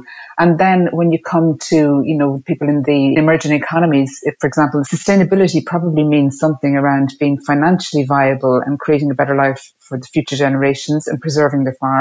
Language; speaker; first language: English; native; English